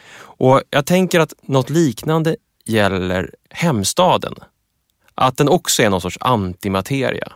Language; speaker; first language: Swedish; native; Swedish